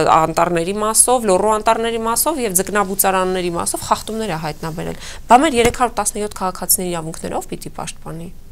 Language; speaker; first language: Armenian; native; Armenian